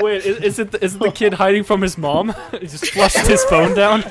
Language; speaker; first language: English; native; English